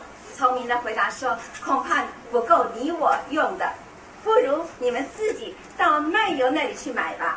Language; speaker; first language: Chinese; native; Chinese